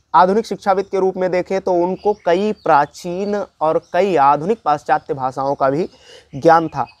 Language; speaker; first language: Hindi; native; Hindi